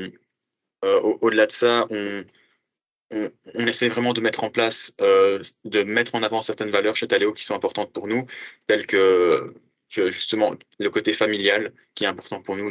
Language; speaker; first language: French; native; French